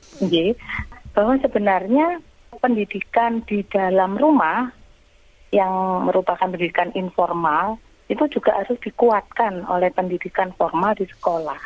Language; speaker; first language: Indonesian; non-native, local second language; Javanese